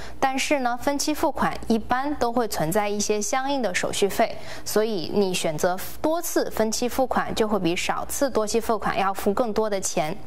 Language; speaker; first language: Chinese; native; Chinese